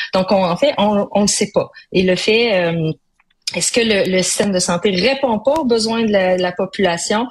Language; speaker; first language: French; native; French